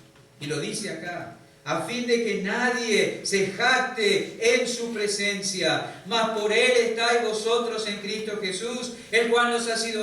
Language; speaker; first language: Spanish; native; Spanish